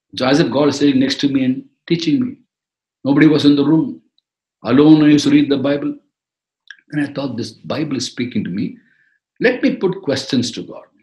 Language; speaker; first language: English; non-native, local second language; Tamil